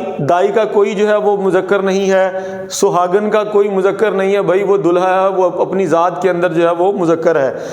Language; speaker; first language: Urdu; non-native, local second language; Punjabi